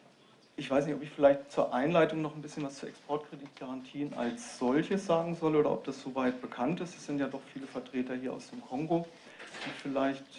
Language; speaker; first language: German; native; German